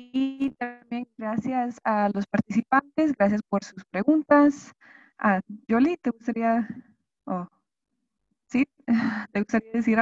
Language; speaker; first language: Spanish; non-native, fluent; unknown